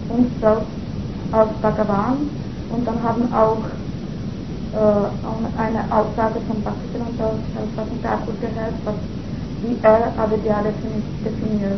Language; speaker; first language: German; non-native, fluent; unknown